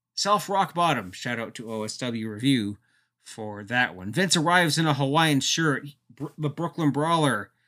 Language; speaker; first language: English; native; English